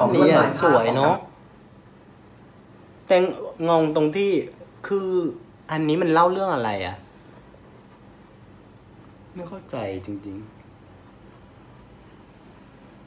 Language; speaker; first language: Thai; non-native, fluent; Vietnamese